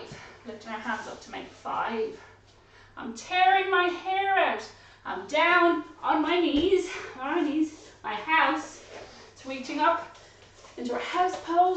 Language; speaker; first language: English; native; English